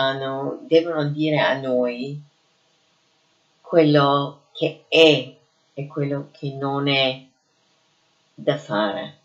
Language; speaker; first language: Italian; non-native, fluent; English